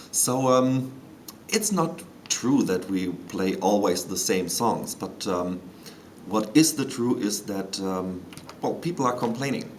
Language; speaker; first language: English; non-native, fluent; German